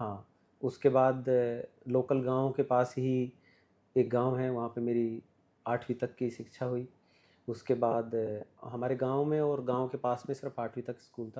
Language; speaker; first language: Hindi; native; Hindi